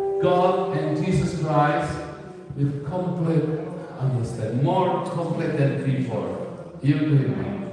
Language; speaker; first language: English; non-native, learner; Indonesian